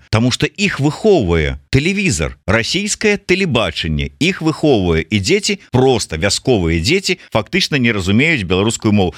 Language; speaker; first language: Belarusian; native; Belarusian